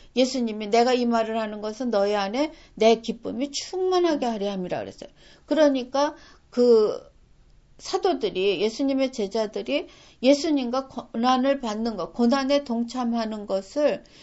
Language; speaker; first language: Korean; native; Korean